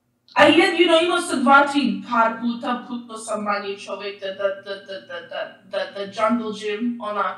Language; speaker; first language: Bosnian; early bilingual, heritage; English